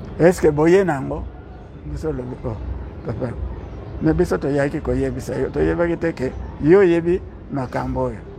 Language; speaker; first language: Lingala; non-native, local second language; Kongo